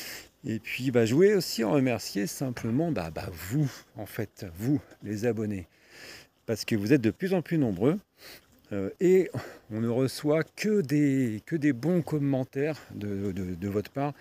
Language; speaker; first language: French; native; French